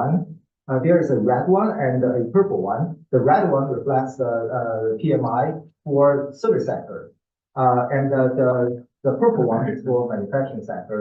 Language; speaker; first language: English; non-native, fluent; Chinese